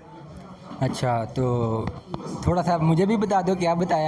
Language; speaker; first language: Hindi; non-native, local second language; Punjabi